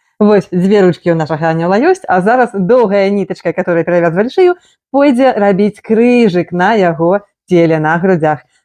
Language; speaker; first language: Belarusian; non-native, local second language; Russian